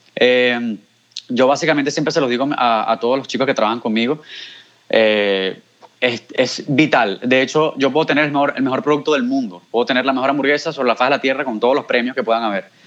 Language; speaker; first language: Spanish; native; Spanish